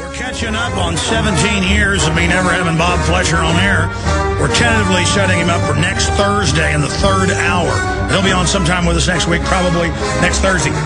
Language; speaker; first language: English; native; English